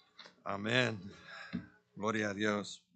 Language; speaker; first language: Spanish; non-native, fluent; English